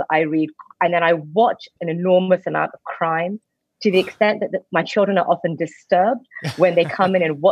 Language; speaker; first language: English; native; English